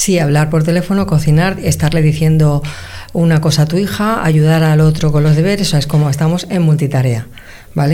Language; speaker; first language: Spanish; native; Spanish